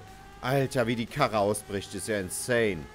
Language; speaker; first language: German; native; German